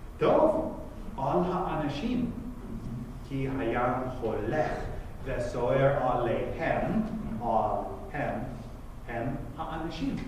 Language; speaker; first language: Hebrew; non-native, fluent; English